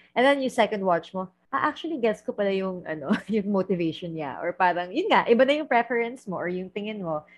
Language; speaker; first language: Filipino; native; Filipino